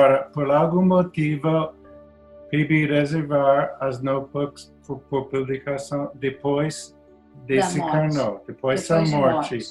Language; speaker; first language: Portuguese; non-native, learner; English